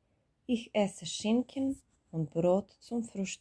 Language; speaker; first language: German; non-native, fluent; Serbian